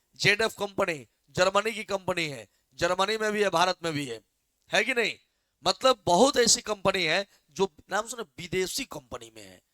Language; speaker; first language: Hindi; native; Hindi